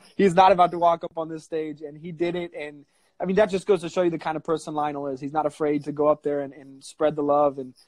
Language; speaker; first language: English; native; English